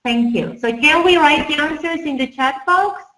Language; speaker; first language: English; non-native, fluent; Armenian